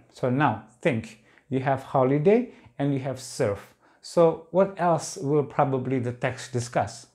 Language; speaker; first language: English; non-native, fluent; Indonesian